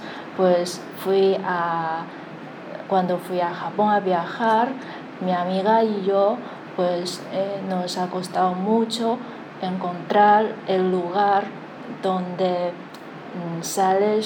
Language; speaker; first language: Spanish; non-native, fluent; Chinese